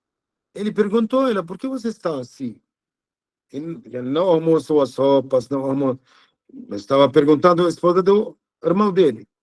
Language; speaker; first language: Portuguese; non-native, learner; Arabic